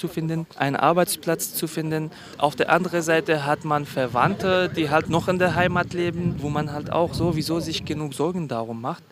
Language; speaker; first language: German; non-native, fluent; Kurdish